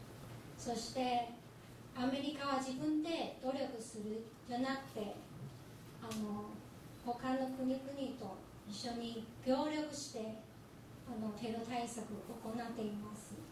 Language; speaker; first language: Japanese; non-native, fluent; Chinese